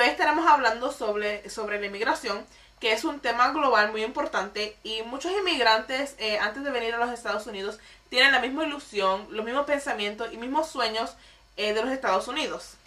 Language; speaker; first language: Spanish; early bilingual, heritage; Spanish